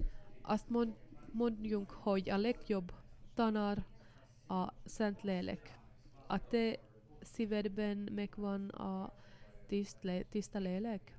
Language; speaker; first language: Hungarian; non-native, fluent; Finnish